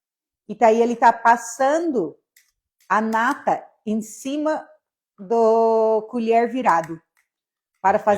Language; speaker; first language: Portuguese; non-native, fluent; English